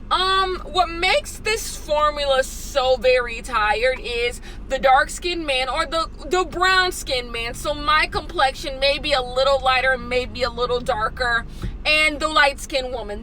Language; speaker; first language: English; native; English